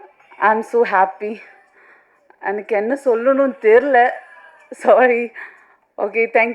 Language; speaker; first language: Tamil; non-native, fluent; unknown